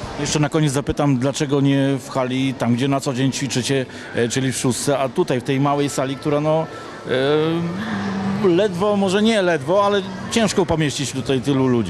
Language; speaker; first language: Polish; native; Polish